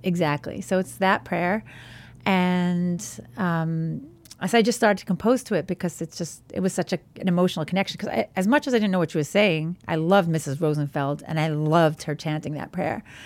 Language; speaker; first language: English; native; English